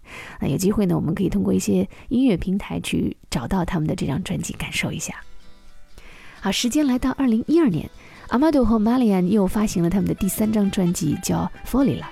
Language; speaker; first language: Chinese; native; Chinese